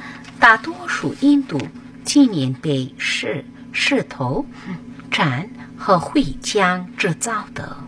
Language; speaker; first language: Chinese; non-native, fluent; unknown